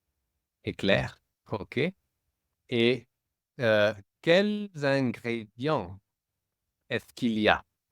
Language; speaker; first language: French; non-native, fluent; English